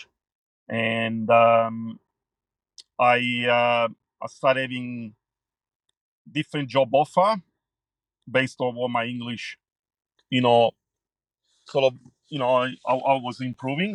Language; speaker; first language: English; non-native, fluent; Italian